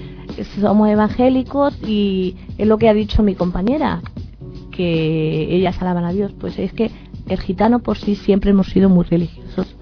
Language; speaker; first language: Spanish; native; Spanish